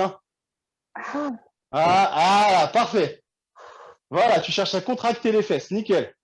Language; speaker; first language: French; native; French